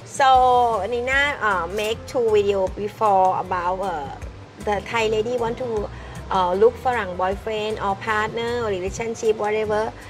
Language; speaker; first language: English; non-native, learner; Thai